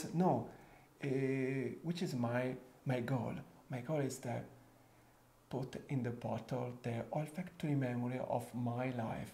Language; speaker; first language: English; non-native, fluent; Italian